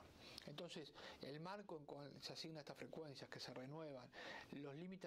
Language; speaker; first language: Spanish; native; Spanish